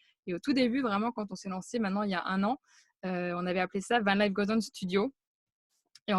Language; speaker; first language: French; native; French